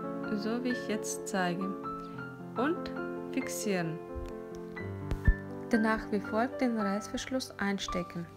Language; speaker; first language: German; non-native, fluent; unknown